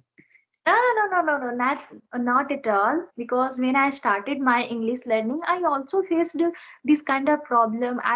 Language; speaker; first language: English; non-native, learner; Odia